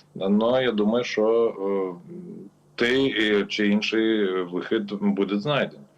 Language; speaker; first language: Ukrainian; non-native, learner; Lithuanian